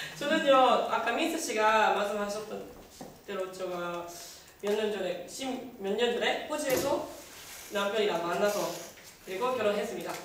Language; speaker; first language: Korean; non-native, learner; Japanese